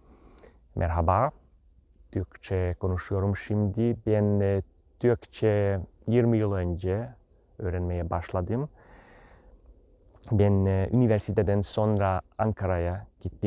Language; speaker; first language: Turkish; non-native, learner; Hungarian